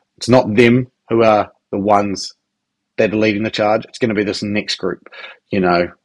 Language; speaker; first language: English; native; English